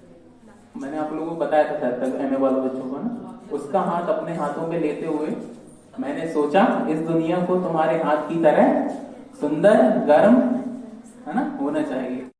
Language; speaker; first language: Hindi; native; Hindi